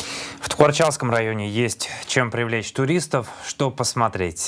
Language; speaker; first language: Russian; native; Russian